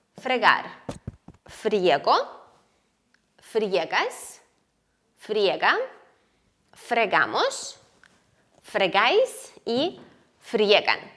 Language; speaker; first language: Spanish; non-native, fluent; Ukrainian